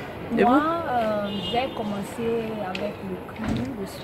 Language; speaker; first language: French; non-native, learner; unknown